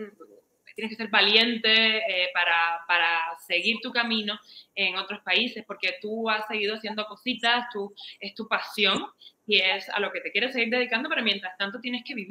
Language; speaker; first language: Spanish; native; Spanish